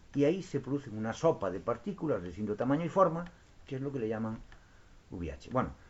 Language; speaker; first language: Spanish; non-native, local second language; Galician